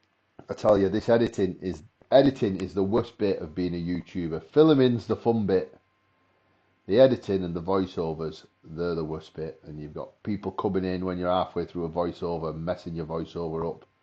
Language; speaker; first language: English; native; English